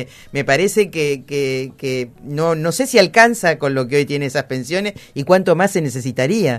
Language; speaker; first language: Spanish; native; Spanish